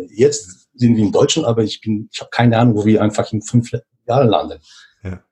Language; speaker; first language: German; non-native, learner; Polish